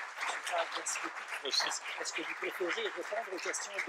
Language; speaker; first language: French; native; French